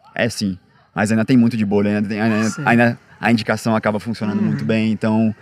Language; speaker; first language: Portuguese; native; Portuguese